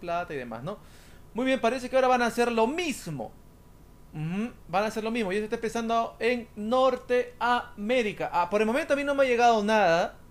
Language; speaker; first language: Spanish; native; Spanish